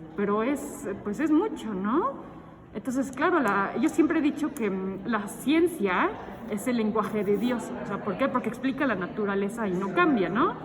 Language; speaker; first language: Spanish; native; Spanish